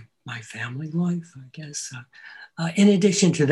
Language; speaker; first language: English; native; English